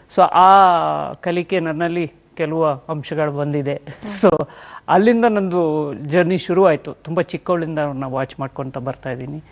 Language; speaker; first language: Kannada; non-native, local second language; Gujarati